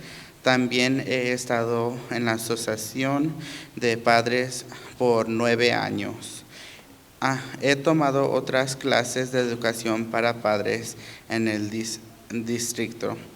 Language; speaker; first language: Spanish; early bilingual, heritage; Spanish